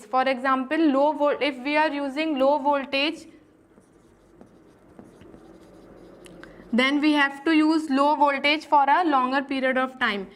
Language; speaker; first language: English; non-native, local second language; Hindi